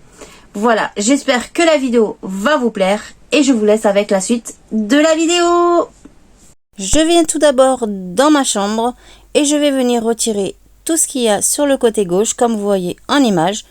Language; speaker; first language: French; native; French